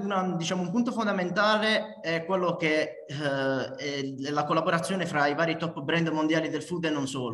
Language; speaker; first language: Italian; native; Italian